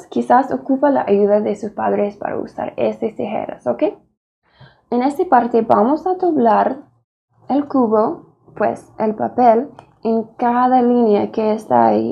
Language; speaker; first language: Spanish; non-native, fluent; English